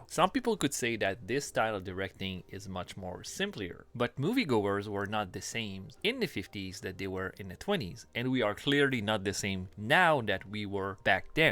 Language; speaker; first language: English; non-native, fluent; French